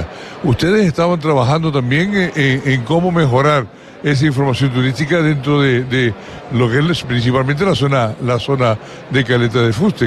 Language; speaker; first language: Spanish; native; Spanish